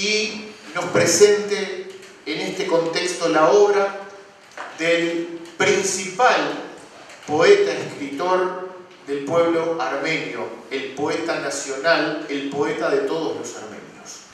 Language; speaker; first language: Spanish; native; Spanish